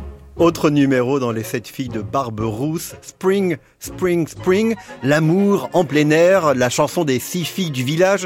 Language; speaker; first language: French; native; French